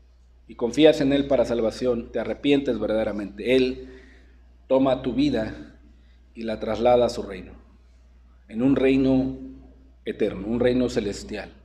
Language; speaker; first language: Spanish; native; Spanish